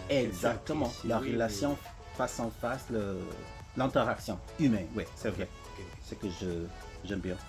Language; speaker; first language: French; non-native, learner; English